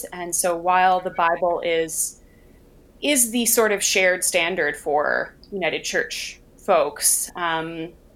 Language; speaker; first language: English; native; English